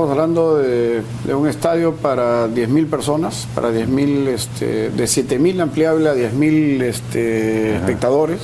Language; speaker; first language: Spanish; native; Spanish